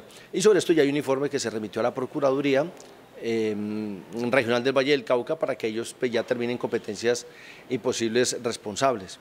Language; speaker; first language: Spanish; native; Spanish